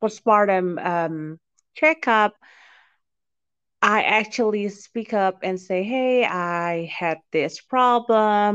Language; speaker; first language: English; non-native, fluent; Indonesian